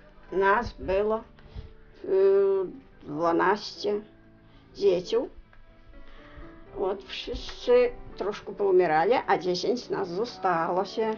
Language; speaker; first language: Ukrainian; native; Ukrainian